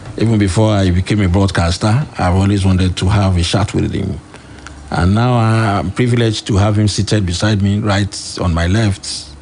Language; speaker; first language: English; non-native, local second language; Yoruba